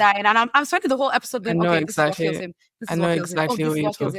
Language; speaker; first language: English; native; English